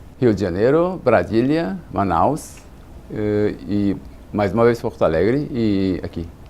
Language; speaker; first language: Portuguese; non-native, fluent; Japanese